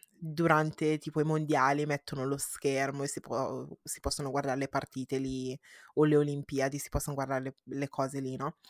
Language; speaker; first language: Italian; early bilingual, heritage; Italian